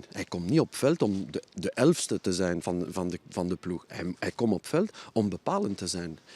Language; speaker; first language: Dutch; non-native, fluent; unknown